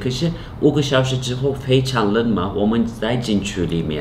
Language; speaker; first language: Chinese; non-native, fluent; Turkish